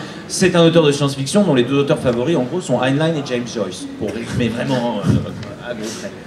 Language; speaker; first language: French; native; French